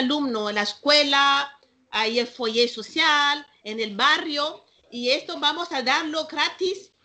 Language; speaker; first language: Spanish; non-native, learner; Malagasy